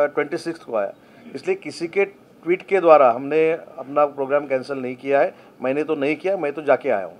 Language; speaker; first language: Hindi; non-native, local second language; Marathi